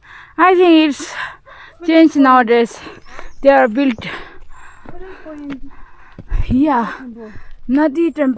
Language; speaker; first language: English; non-native, learner; Tibetan